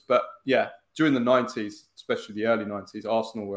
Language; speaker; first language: English; native; English